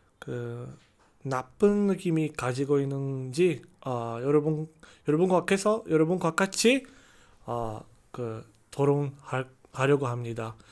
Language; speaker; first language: Korean; non-native, learner; Chinese